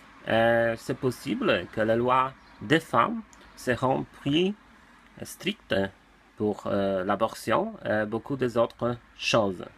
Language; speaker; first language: French; non-native, learner; Polish